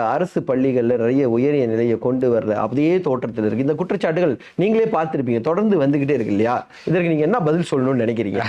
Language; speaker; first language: Tamil; native; Tamil